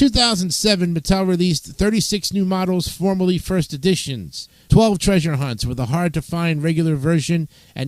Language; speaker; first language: English; native; English